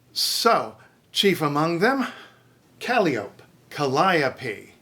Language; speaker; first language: English; native; English